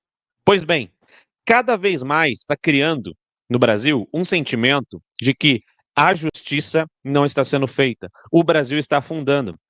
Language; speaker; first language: Portuguese; native; Portuguese